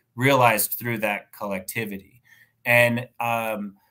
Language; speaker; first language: English; native; English